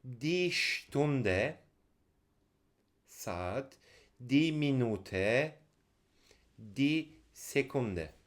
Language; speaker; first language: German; non-native, fluent; Turkish